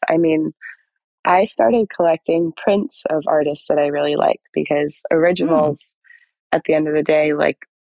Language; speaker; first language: English; native; English